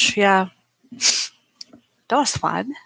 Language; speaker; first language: English; non-native, learner; Japanese